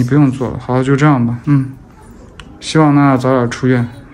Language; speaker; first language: Chinese; native; Chinese